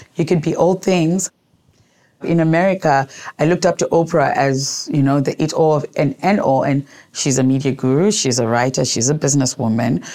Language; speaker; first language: English; non-native, local second language; Shona